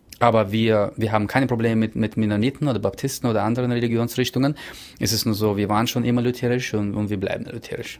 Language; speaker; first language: German; early bilingual, heritage; German